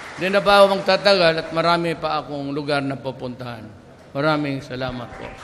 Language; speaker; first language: Filipino; non-native, local second language; Cebuano